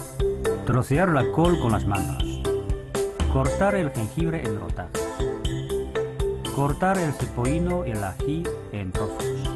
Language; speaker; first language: Spanish; non-native, fluent; Chinese